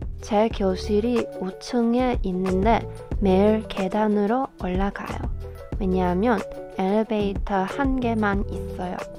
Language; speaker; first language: Korean; non-native, learner; English